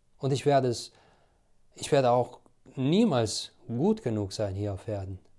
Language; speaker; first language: German; non-native, fluent; Albanian